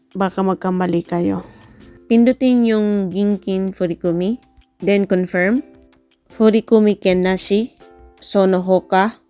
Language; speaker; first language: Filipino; native; Filipino